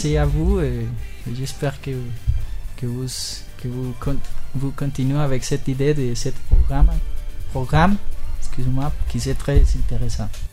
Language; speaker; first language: French; non-native, learner; Spanish